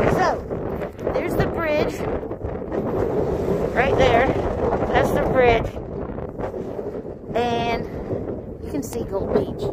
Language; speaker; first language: English; native; English